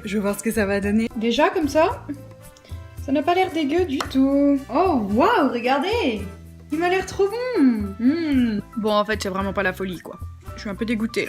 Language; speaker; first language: French; native; French